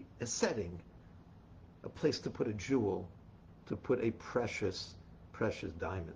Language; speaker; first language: English; native; English